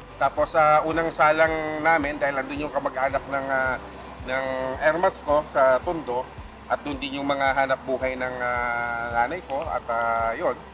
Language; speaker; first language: Filipino; non-native, local second language; Cebuano